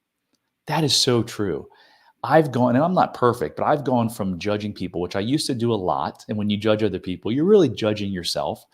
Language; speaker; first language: English; native; English